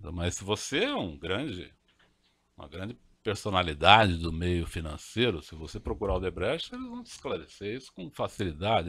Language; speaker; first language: Portuguese; native; Portuguese